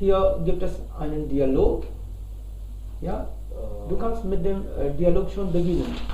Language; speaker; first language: German; non-native, fluent; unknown